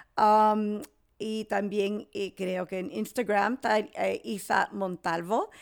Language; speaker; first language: Spanish; early bilingual, heritage; English